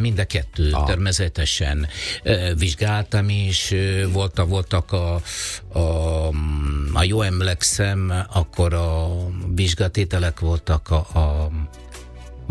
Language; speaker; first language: Hungarian; non-native, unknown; Italian